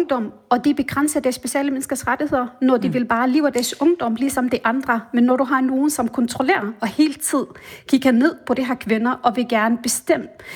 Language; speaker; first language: Danish; non-native, fluent; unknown